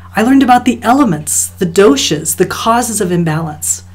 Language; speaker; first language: English; native; English